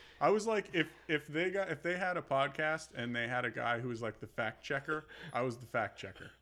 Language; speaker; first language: English; native; English